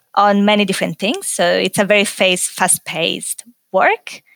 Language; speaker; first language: English; non-native, fluent; Italian